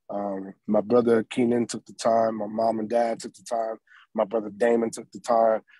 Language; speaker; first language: English; native; English